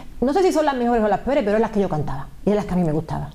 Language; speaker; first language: Spanish; native; Spanish